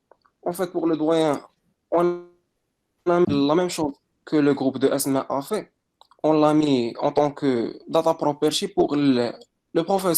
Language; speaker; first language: French; non-native, local second language; Arabic